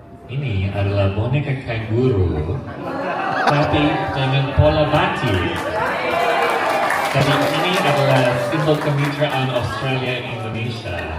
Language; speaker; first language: Indonesian; non-native, fluent; English